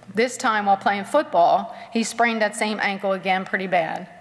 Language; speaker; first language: English; native; English